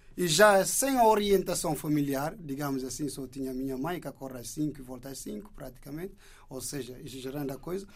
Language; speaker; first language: Portuguese; non-native, fluent; Indonesian